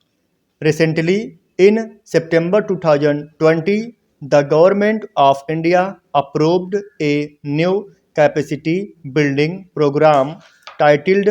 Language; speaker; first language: English; non-native, local second language; Hindi